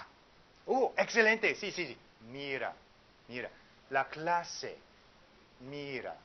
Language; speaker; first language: Spanish; non-native, fluent; English